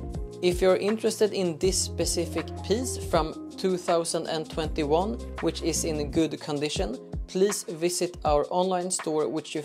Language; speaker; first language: English; non-native, fluent; Swedish